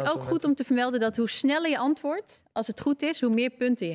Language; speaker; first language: Dutch; native; Dutch